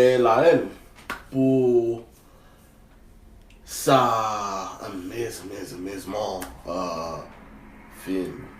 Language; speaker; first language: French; non-native, learner; English